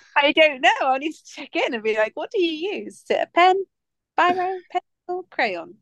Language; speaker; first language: English; native; English